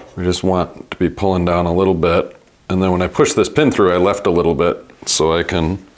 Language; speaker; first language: English; native; English